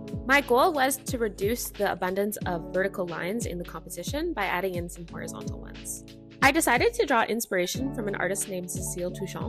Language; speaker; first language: English; native; English